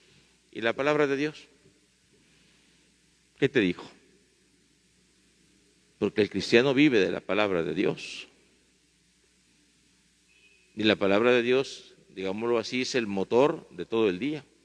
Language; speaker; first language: Spanish; native; Spanish